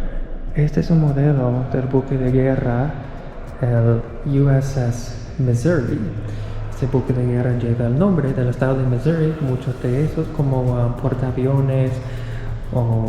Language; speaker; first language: Spanish; non-native, fluent; English